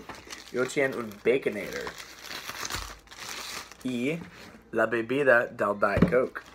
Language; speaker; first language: Spanish; non-native, learner; English